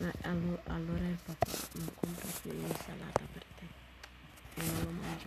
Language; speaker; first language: Italian; early bilingual, other home language; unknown